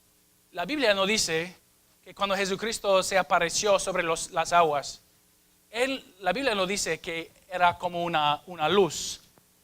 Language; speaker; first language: Spanish; non-native, fluent; English